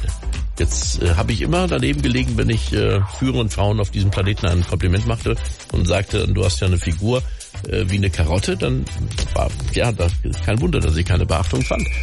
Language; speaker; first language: German; native; German